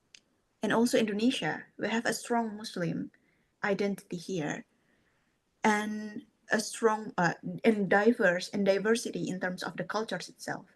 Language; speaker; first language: English; non-native, fluent; Indonesian